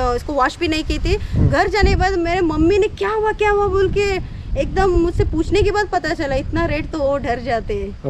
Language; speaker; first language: Hindi; non-native, local second language; Kannada